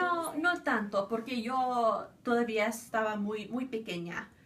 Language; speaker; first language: Spanish; early bilingual, other home language; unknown